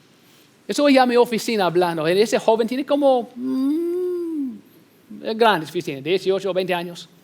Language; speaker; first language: Spanish; non-native, fluent; English